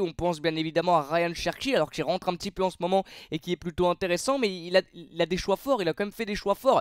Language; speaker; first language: French; native; French